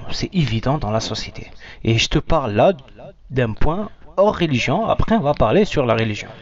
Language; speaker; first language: French; non-native, local second language; Arabic